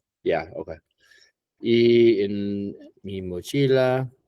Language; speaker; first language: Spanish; non-native, learner; English